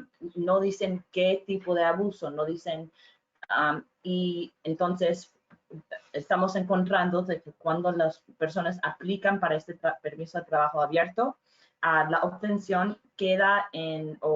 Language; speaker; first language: Spanish; non-native, fluent; English